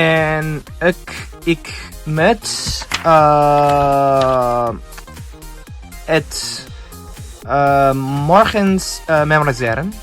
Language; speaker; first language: Dutch; non-native, learner; Japanese